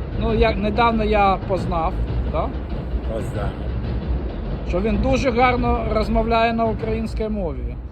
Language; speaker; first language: Ukrainian; non-native, local second language; Russian